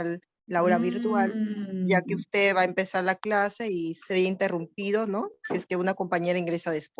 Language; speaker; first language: Spanish; native; Spanish